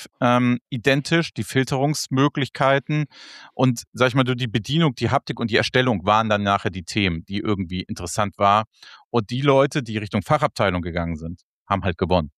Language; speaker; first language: German; native; German